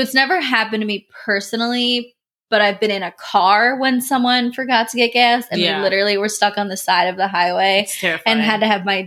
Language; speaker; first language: English; native; English